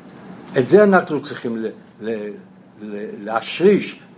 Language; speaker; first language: Hebrew; non-native, fluent; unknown